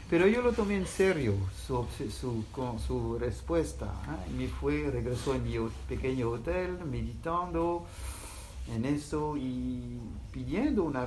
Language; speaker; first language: Spanish; non-native, fluent; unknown